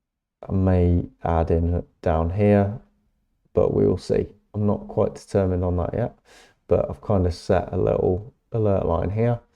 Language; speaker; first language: English; native; English